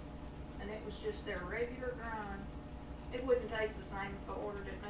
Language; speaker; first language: English; native; English